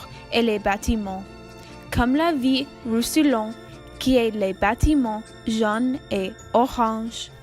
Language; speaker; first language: French; non-native, learner; English